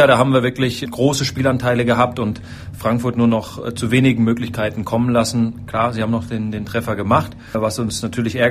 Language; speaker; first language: German; native; German